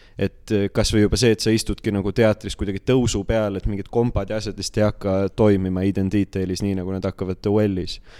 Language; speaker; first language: Estonian; native; Estonian